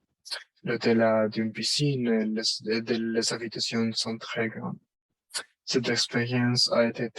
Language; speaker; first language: French; non-native, learner; Spanish